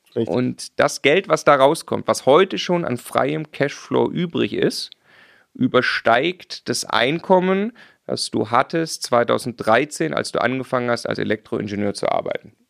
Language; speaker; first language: German; native; German